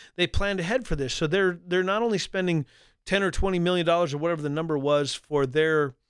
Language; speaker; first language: English; native; English